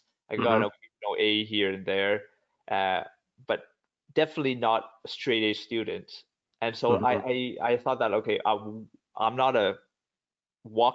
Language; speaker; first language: English; native; English